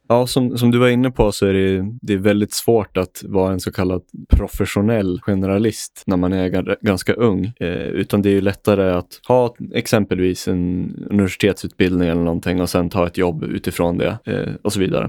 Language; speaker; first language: Swedish; native; Swedish